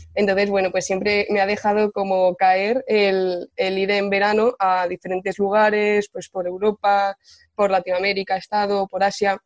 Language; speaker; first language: Spanish; native; Spanish